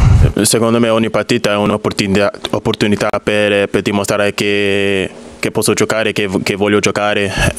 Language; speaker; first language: Italian; non-native, fluent; English